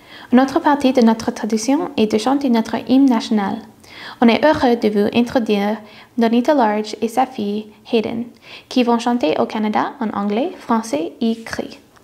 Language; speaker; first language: French; non-native, learner; English